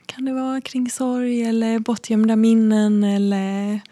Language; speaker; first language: Swedish; native; Swedish